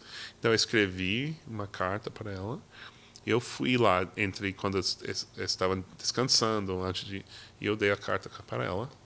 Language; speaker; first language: Portuguese; non-native, fluent; English